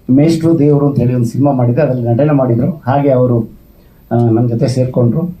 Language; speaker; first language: Kannada; non-native, local second language; Kodava